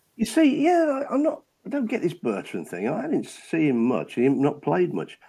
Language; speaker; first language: English; native; English